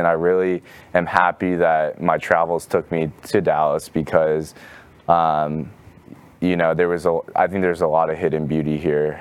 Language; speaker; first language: English; native; English